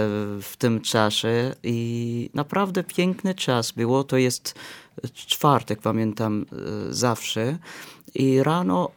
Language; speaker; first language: Polish; non-native, fluent; Arabic